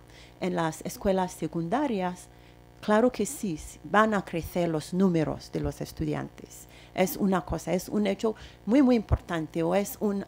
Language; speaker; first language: Spanish; non-native, fluent; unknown